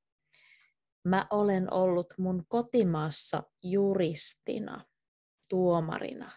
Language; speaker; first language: Finnish; native; Finnish